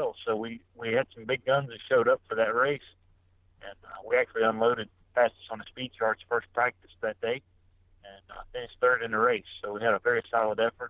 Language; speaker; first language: English; native; English